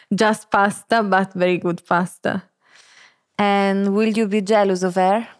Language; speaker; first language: English; non-native, fluent; Italian